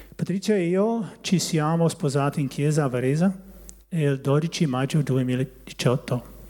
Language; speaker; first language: Italian; non-native, learner; Dutch